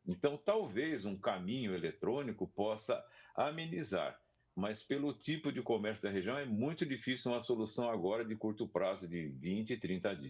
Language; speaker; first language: Portuguese; native; Portuguese